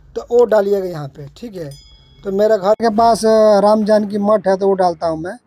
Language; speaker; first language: Hindi; native; Hindi